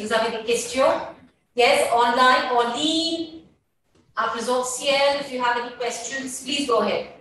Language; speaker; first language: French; non-native, fluent; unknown